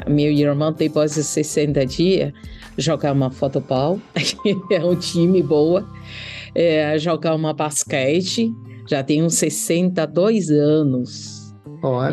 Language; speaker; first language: Portuguese; non-native, learner; Chinese